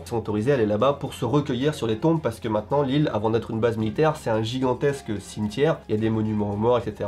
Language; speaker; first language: French; native; French